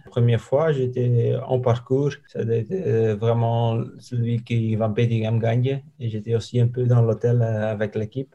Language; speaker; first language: French; non-native, learner; Dutch